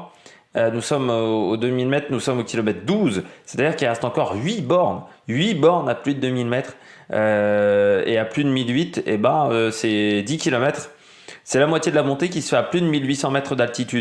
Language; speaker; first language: French; native; French